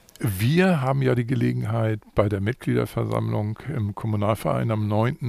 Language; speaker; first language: German; native; German